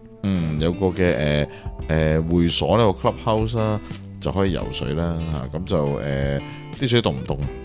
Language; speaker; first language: Cantonese; native; Cantonese